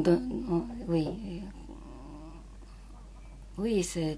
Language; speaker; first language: French; non-native, fluent; Japanese